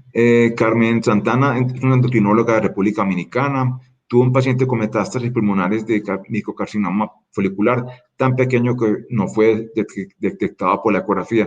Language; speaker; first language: Spanish; native; Spanish